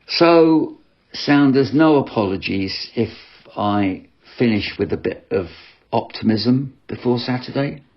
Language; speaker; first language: English; native; English